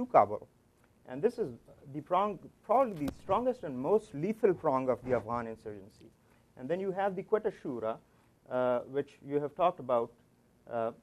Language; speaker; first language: English; non-native, local second language; Pashto